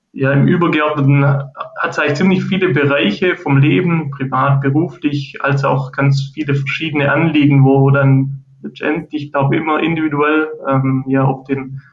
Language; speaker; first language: German; native; German